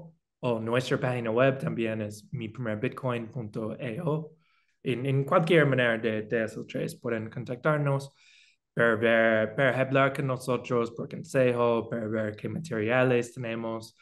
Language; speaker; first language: Spanish; non-native, fluent; English